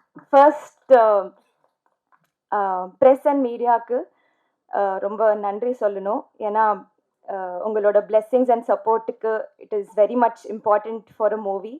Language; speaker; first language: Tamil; non-native, learner; Telugu